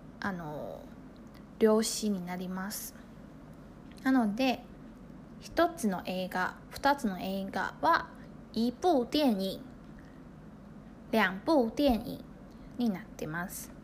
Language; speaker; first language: Japanese; non-native, fluent; Chinese